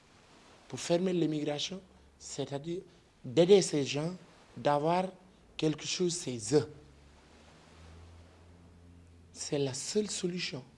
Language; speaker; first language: French; native; French